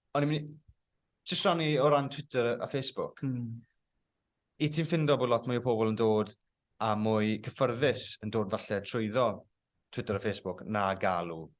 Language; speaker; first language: Welsh; native; Welsh